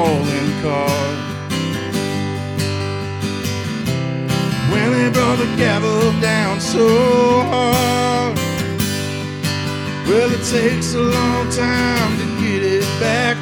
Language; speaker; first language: English; native; English